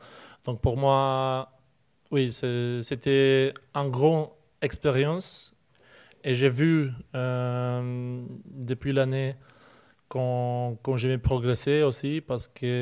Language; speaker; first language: French; non-native, learner; Polish